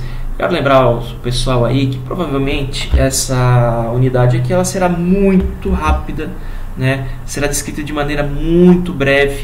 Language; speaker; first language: Portuguese; native; Portuguese